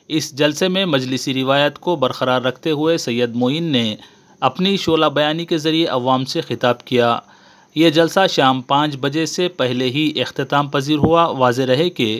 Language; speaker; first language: Urdu; native; Urdu